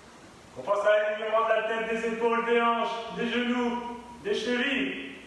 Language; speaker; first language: French; native; French